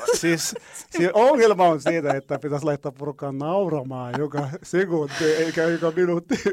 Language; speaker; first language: Finnish; non-native, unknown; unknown